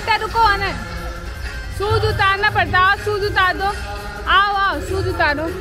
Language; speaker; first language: Hindi; native; Hindi